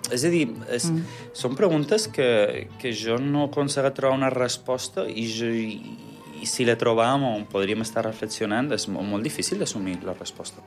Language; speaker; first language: Catalan; native; Catalan